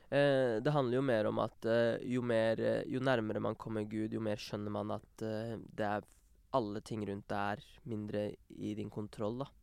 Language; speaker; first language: Norwegian; early bilingual, other home language; Urdu